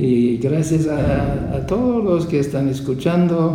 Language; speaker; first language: Spanish; non-native, fluent; English